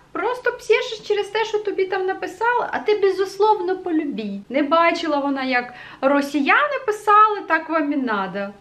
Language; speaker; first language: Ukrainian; non-native, local second language; Russian